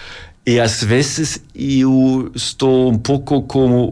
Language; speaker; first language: Portuguese; non-native, learner; German